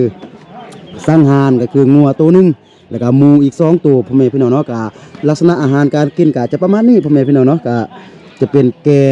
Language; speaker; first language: Thai; non-native, local second language; Lao